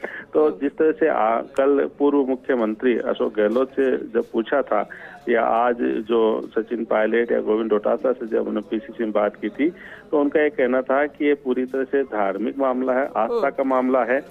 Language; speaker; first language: Hindi; native; Hindi